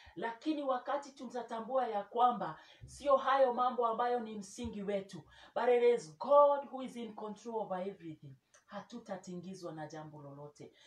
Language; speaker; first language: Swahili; non-native, local second language; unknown